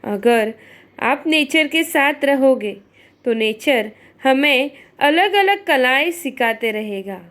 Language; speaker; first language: Hindi; non-native, local second language; Marathi